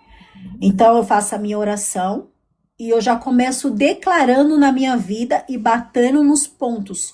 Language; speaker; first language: Portuguese; native; Portuguese